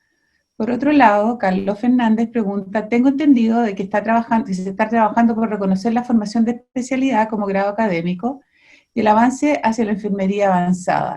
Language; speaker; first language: Spanish; native; Spanish